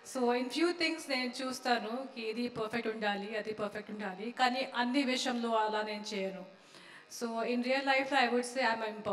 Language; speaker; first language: Telugu; non-native, fluent; Hindi